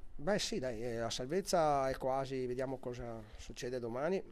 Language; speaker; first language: Italian; native; Italian